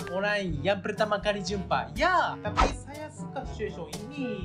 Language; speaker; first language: Malay; non-native, learner; Japanese